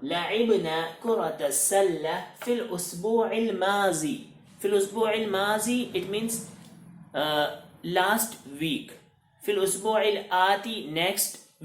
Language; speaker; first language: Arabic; non-native, fluent; Hindi